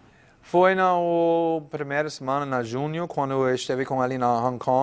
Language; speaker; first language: Portuguese; non-native, fluent; English